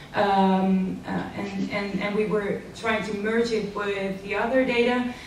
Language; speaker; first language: English; non-native, fluent; Dutch